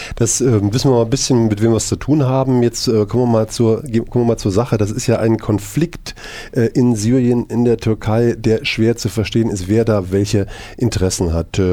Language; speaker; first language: German; native; German